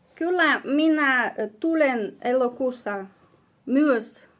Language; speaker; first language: Finnish; non-native, learner; Russian